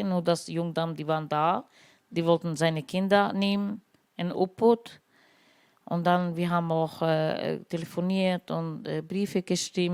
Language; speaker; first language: German; non-native, learner; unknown